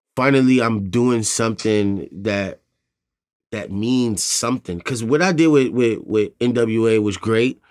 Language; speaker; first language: English; native; English